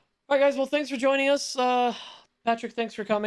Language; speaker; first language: English; native; English